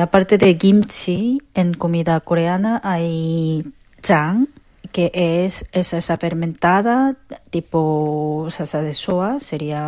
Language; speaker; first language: Spanish; non-native, learner; Korean